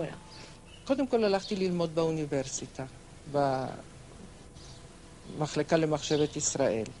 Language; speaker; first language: Hebrew; non-native, fluent; French